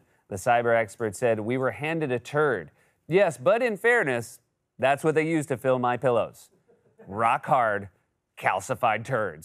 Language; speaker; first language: English; native; English